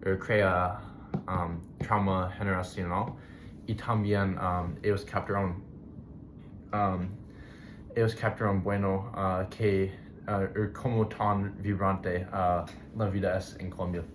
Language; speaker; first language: Spanish; non-native, learner; English